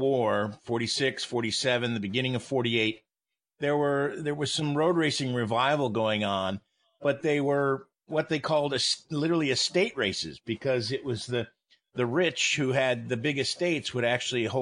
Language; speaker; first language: English; native; English